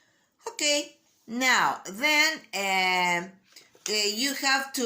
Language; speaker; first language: English; non-native, learner; Spanish